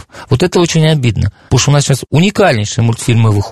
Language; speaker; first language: Russian; native; Russian